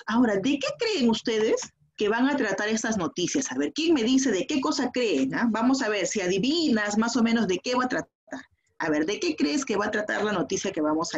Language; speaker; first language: Spanish; native; Spanish